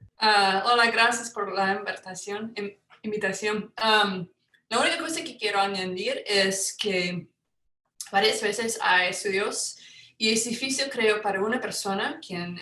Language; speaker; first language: Spanish; non-native, fluent; English